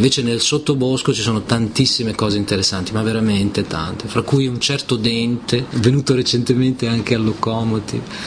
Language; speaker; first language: Italian; native; Italian